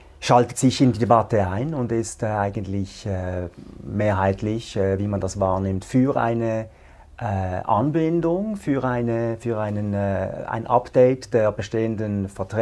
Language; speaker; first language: German; native; German